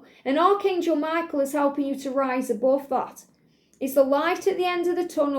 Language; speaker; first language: English; native; English